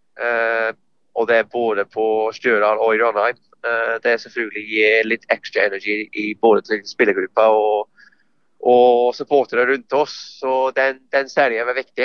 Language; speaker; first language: Norwegian; non-native, fluent; English